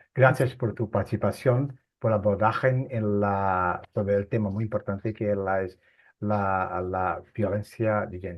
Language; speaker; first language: Spanish; non-native, fluent; Portuguese